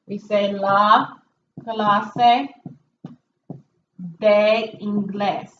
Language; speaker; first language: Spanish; non-native, fluent; English